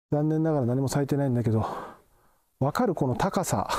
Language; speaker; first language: Japanese; native; Japanese